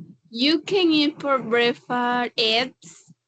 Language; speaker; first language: English; non-native, learner; Spanish